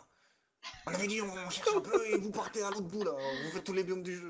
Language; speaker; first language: French; native; French